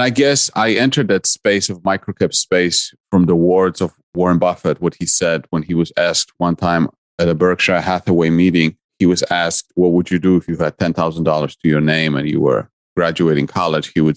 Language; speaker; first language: English; non-native, fluent; Polish